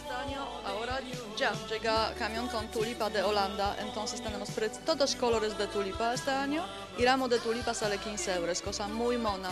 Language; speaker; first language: Spanish; non-native, learner; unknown